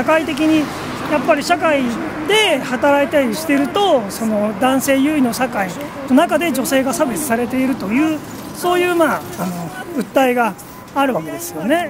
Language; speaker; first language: Japanese; native; Japanese